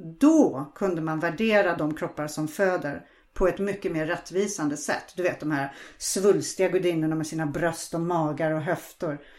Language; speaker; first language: Swedish; non-native, fluent; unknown